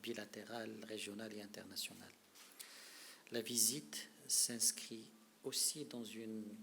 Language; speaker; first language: French; non-native, local second language; Arabic